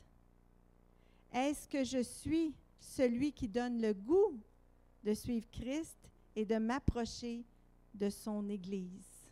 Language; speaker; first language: French; native; French